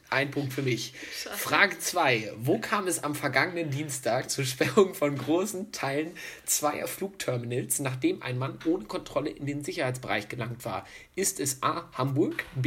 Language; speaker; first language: German; native; German